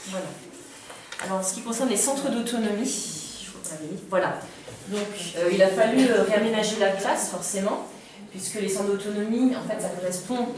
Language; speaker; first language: French; native; French